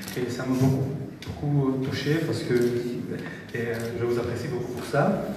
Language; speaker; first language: French; non-native, fluent; Georgian